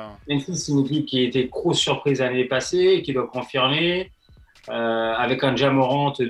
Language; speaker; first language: French; native; French